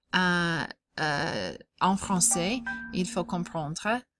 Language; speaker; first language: French; non-native, fluent; English